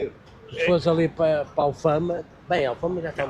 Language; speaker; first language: Portuguese; native; Portuguese